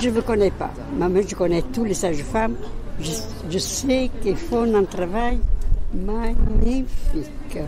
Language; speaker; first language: French; non-native, learner; Italian